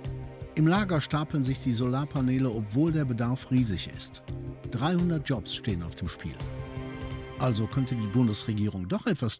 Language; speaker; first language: German; native; German